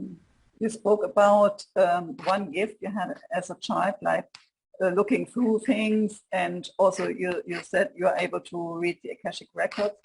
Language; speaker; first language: English; non-native, fluent; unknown